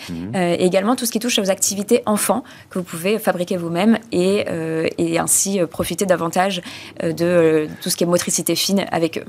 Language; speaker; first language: French; native; French